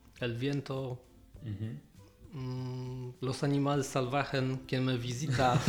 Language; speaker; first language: Spanish; non-native, learner; Polish